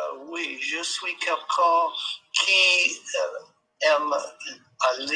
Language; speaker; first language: French; non-native, learner; English